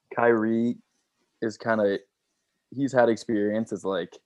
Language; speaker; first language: English; native; English